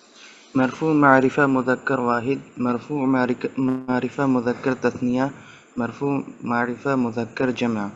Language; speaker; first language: Arabic; non-native, learner; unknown